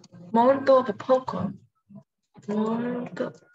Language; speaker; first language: Italian; non-native, learner; Vietnamese